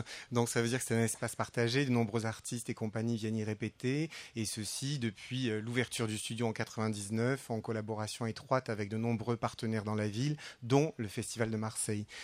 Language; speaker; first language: French; native; French